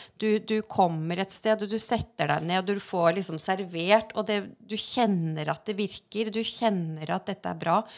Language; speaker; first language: Norwegian; native; Norwegian